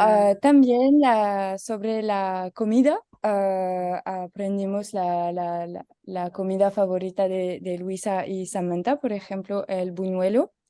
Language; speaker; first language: Spanish; non-native, learner; French